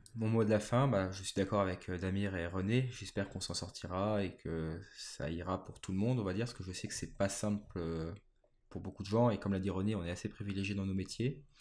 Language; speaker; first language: French; native; French